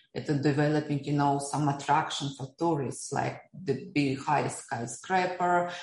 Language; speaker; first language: English; non-native, fluent; Russian